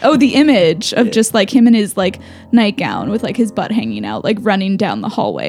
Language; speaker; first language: English; native; English